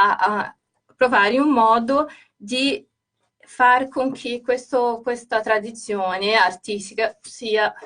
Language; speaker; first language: Italian; non-native, fluent; Portuguese